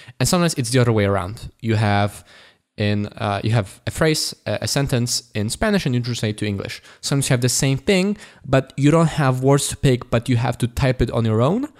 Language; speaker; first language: English; non-native, fluent; Polish